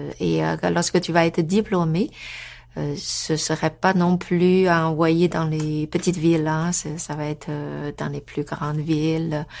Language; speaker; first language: French; non-native, fluent; Chinese